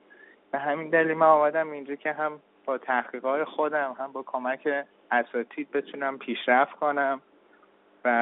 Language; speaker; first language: Persian; early bilingual, heritage; Persian